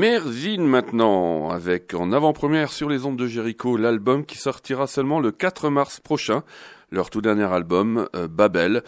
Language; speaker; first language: French; native; French